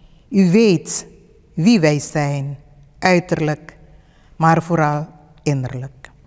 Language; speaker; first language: Dutch; non-native, fluent; Indonesian